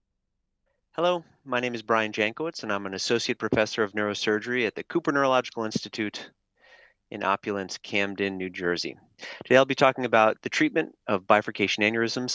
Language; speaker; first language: English; native; English